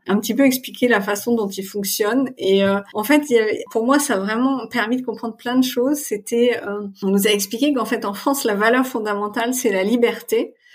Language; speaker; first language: French; native; French